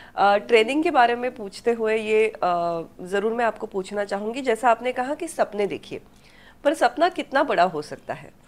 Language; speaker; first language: Hindi; non-native, local second language; Marathi